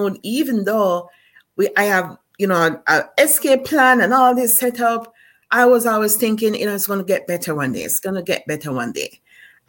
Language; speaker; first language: English; non-native, local second language; Jamaican Creole English